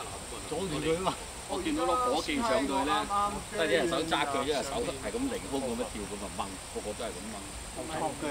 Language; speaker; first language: Cantonese; native; Cantonese